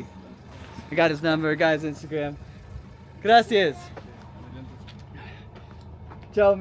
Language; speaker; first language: Spanish; non-native, learner; English